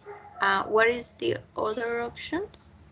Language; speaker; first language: English; non-native, learner; Spanish